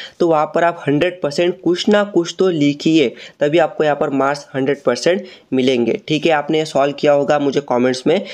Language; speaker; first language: Hindi; non-native, local second language; Marathi